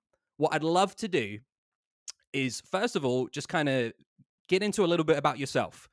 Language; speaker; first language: English; native; English